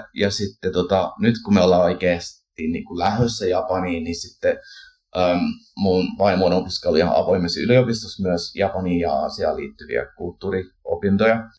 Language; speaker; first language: Finnish; early bilingual, heritage; Finnish